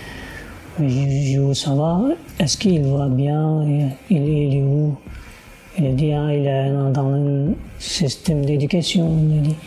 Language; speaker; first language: French; non-native, learner; Uyghur